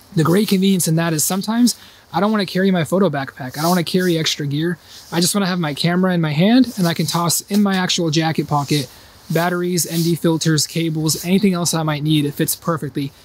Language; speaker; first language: English; native; English